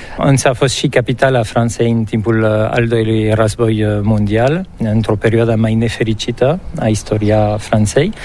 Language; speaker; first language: Romanian; non-native, fluent; French